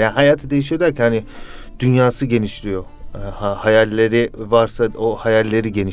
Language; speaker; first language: Turkish; native; Turkish